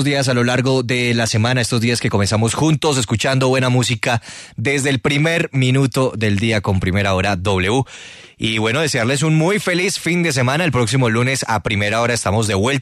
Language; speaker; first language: Spanish; native; Spanish